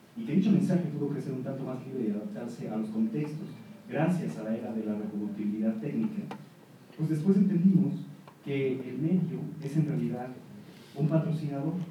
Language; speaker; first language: Spanish; native; Spanish